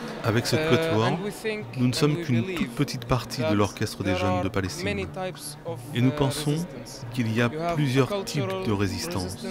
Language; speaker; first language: French; non-native, fluent; Arabic